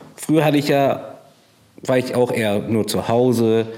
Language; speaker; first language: German; native; German